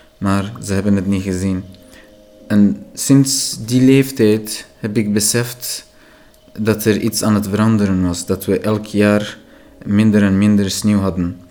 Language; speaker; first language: Dutch; non-native, fluent; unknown